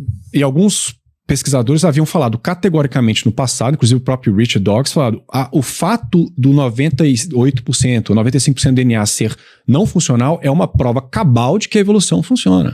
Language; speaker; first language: Portuguese; native; Portuguese